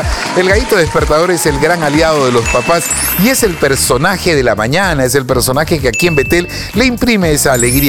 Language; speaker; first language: Spanish; native; Spanish